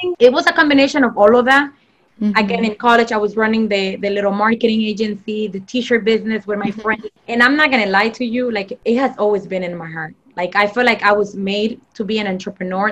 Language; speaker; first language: English; non-native, fluent; Spanish